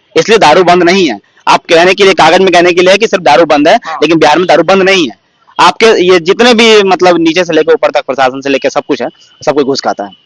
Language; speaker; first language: Hindi; native; Hindi